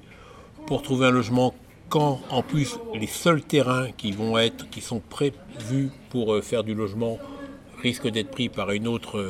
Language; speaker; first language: French; native; French